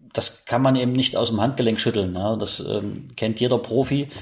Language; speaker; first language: German; native; German